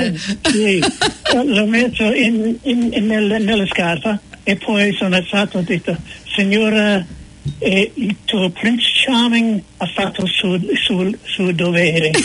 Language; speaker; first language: Italian; non-native, fluent; English